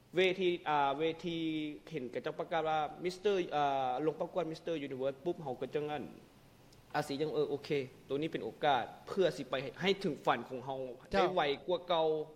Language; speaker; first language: Lao; non-native, local second language; Hmong